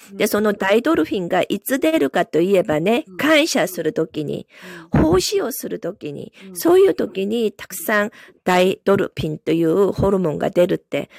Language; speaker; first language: Japanese; non-native, fluent; Korean